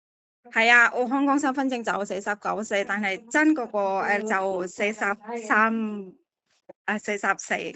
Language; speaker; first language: Cantonese; non-native, fluent; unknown